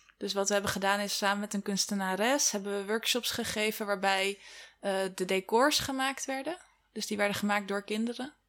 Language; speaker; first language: Dutch; native; Dutch